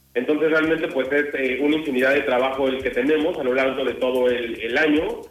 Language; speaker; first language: Spanish; native; Spanish